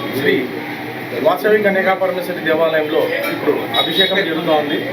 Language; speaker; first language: Telugu; native; Telugu